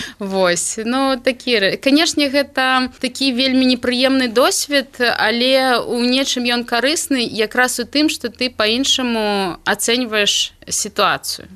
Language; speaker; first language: Belarusian; non-native, local second language; Russian